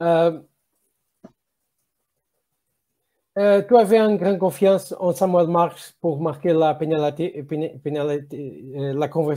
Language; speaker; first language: French; non-native, learner; Portuguese